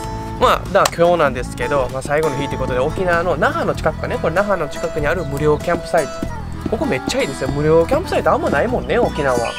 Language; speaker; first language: Japanese; native; Japanese